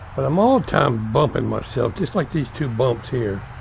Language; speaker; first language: English; native; English